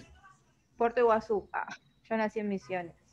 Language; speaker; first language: Spanish; native; Spanish